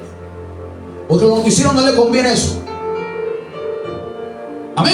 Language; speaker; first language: Spanish; native; Spanish